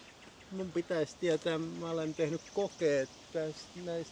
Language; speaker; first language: Finnish; native; Finnish